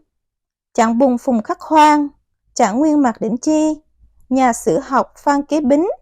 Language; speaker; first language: Vietnamese; native; Vietnamese